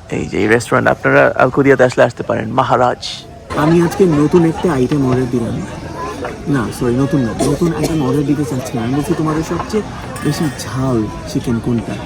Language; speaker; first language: Bangla; native; Bangla